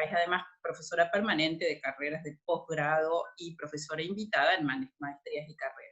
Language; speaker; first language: Spanish; native; Spanish